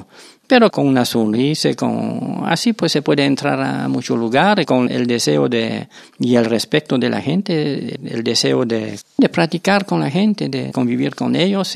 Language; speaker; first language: Spanish; non-native, fluent; French